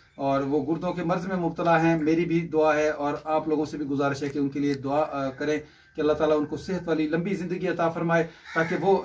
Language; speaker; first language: Urdu; non-native, local second language; Punjabi